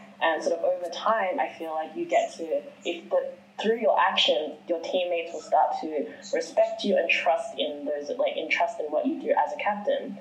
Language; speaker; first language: English; early bilingual, other home language; Chinese